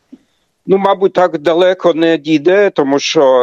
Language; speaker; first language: Ukrainian; non-native, fluent; German